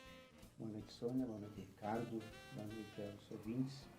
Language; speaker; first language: Portuguese; native; Portuguese